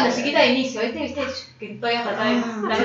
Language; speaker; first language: Spanish; native; Spanish